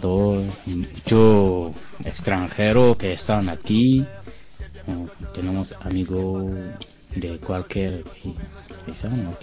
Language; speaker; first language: Spanish; non-native, learner; French